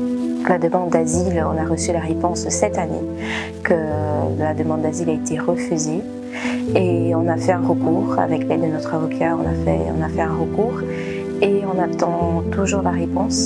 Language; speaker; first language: French; early bilingual, other home language; Portuguese